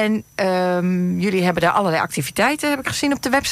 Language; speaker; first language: Dutch; native; Dutch